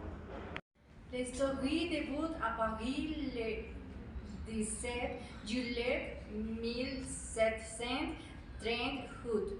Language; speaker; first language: French; non-native, learner; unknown